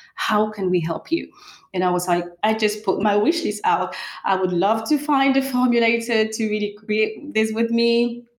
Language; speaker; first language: English; non-native, fluent; French